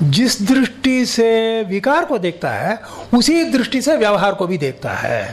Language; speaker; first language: Hindi; non-native, local second language; Kannada